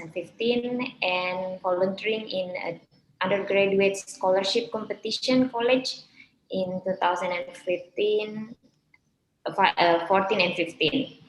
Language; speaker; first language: English; non-native, fluent; Indonesian